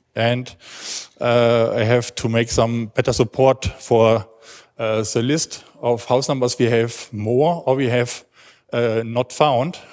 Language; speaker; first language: English; non-native, learner; German